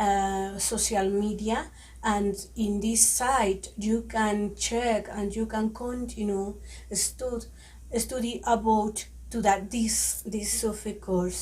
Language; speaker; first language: English; non-native, learner; Spanish